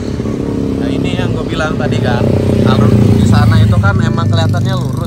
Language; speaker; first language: Indonesian; native; Indonesian